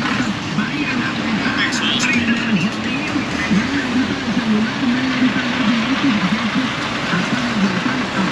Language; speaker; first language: Spanish; native; Spanish